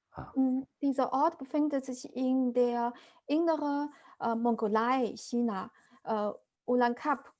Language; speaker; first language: German; non-native, fluent; Chinese